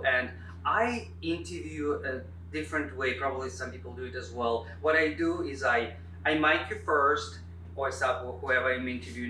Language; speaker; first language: English; non-native, fluent; Russian